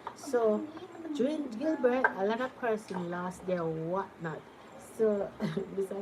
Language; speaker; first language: English; non-native, local second language; Jamaican Creole English